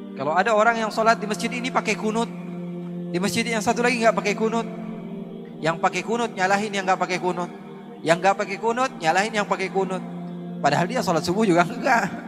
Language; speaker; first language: Indonesian; native; Indonesian